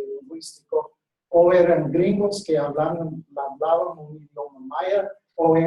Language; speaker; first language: Spanish; non-native, fluent; English